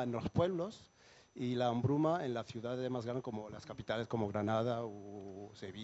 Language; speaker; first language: Spanish; early bilingual, heritage; Spanish